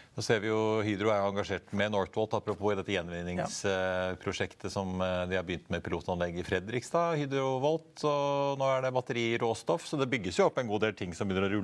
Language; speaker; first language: Norwegian; native; Norwegian